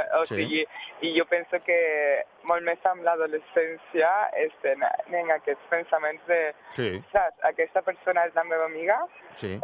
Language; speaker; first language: Catalan; non-native, local second language; Spanish